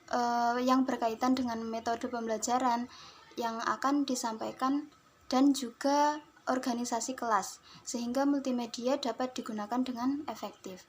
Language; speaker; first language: Indonesian; native; Indonesian